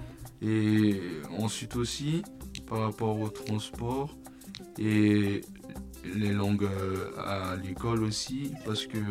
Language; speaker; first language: French; non-native, local second language; Malagasy